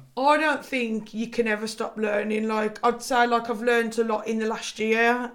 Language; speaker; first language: English; native; English